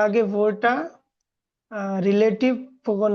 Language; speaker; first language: German; non-native, learner; Bangla